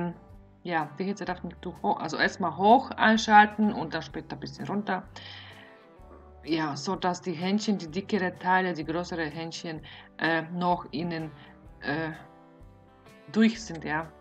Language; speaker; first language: German; non-native, fluent; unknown